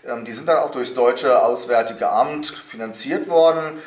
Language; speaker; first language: German; native; German